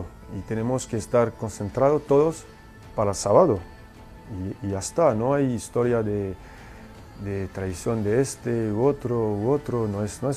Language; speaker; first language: Spanish; non-native, fluent; French